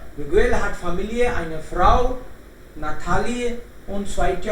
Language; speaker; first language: German; non-native, fluent; Hindi